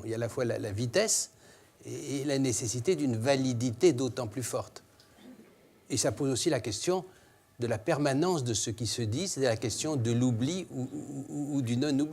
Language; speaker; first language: French; native; French